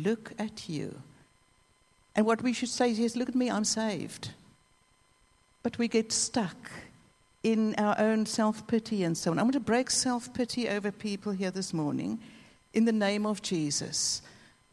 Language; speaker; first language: English; native; English